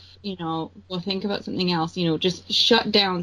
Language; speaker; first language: English; native; English